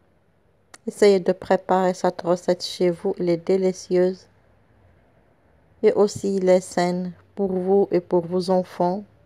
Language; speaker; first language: French; non-native, local second language; Arabic